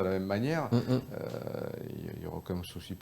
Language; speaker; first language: French; native; French